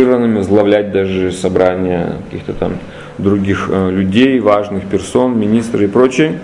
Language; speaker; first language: Russian; native; Russian